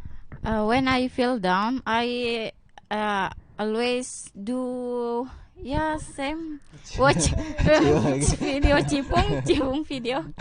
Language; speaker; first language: English; non-native, learner; Indonesian